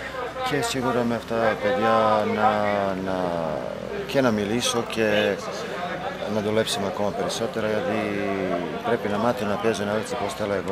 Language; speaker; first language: Greek; non-native, learner; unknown